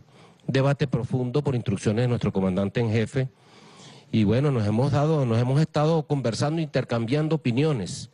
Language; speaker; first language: Spanish; native; Spanish